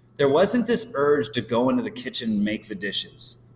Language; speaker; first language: English; native; English